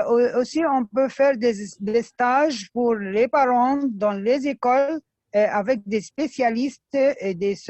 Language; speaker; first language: French; non-native, fluent; Arabic